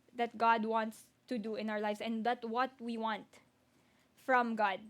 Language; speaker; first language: English; non-native, local second language; Filipino